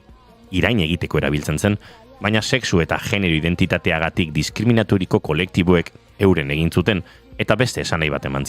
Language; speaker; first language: Basque; native; Basque